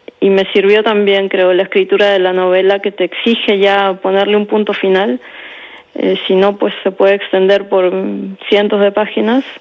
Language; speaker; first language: Spanish; native; Spanish